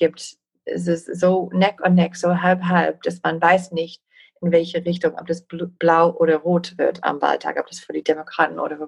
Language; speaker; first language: German; non-native, fluent; English